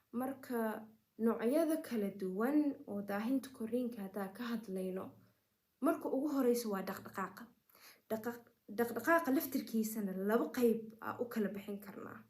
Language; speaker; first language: Somali; early bilingual, heritage; Somali